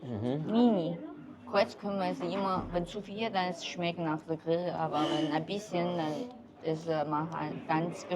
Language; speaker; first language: German; non-native, learner; Chinese